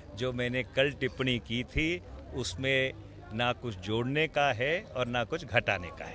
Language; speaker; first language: Hindi; non-native, local second language; Punjabi